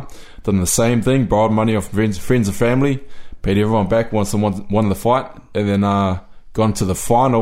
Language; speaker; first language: English; native; English